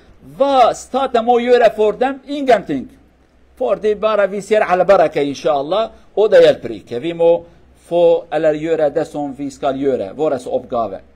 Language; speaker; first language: Norwegian; non-native, learner; Kurdish